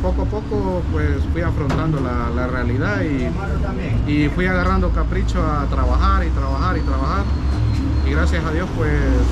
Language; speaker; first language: Spanish; native; Spanish